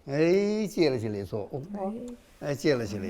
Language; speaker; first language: Russian; non-native, learner; Chinese